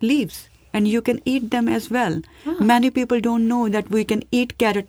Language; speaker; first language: English; non-native, local second language; Hindi